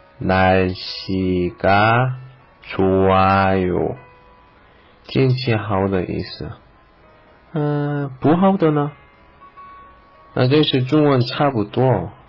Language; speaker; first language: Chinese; non-native, learner; Korean